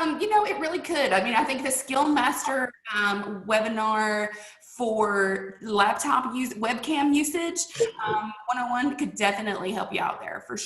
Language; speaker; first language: English; native; English